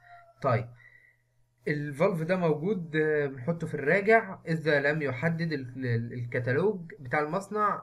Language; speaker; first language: Arabic; native; Arabic